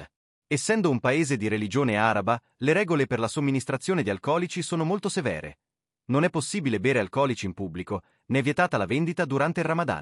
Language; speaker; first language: Italian; native; Italian